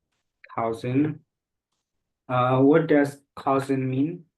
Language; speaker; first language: English; non-native, local second language; Indonesian